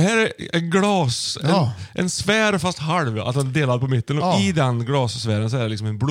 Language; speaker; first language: Swedish; native; Swedish